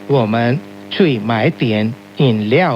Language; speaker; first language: Chinese; non-native, learner; Hindi